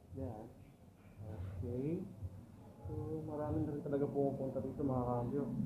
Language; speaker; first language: Filipino; non-native, local second language; Bikol